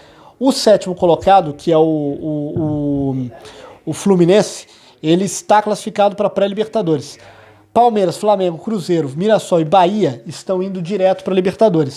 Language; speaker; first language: Portuguese; native; Portuguese